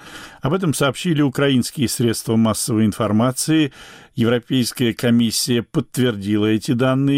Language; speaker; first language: Russian; native; Russian